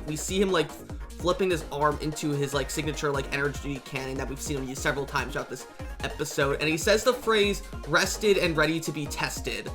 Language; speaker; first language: English; native; English